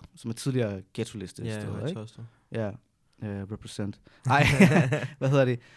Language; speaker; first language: Danish; native; Danish